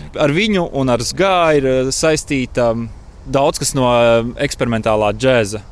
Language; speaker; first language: Latvian; native; Latvian